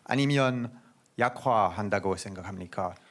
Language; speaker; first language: Korean; non-native, learner; English